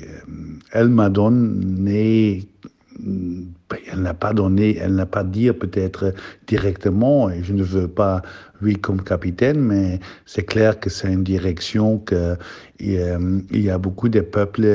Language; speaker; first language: French; non-native, fluent; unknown